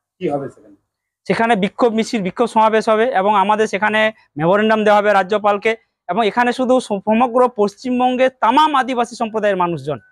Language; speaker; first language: Bangla; non-native, local second language; Santali